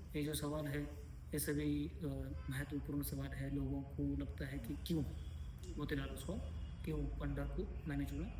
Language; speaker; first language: Hindi; non-native, local second language; Marathi